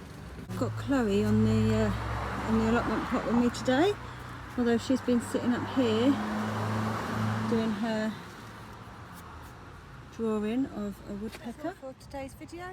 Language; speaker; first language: English; native; English